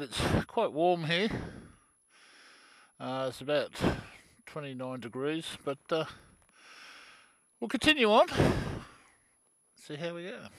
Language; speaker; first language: English; native; English